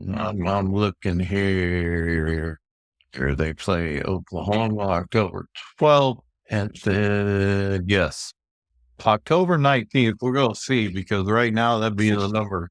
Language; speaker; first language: English; native; English